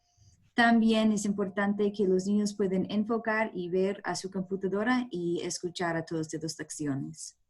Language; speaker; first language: Spanish; non-native, learner; English